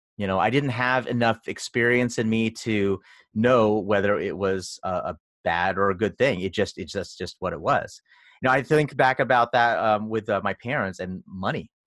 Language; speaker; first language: English; early bilingual, other home language; Filipino